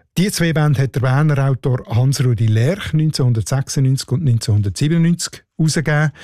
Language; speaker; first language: German; native; German